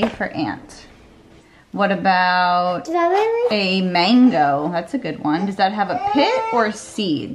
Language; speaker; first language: English; native; English